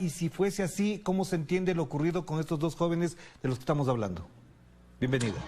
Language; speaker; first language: Spanish; native; Spanish